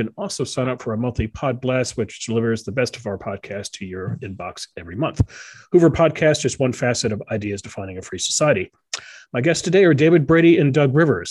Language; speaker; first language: English; native; English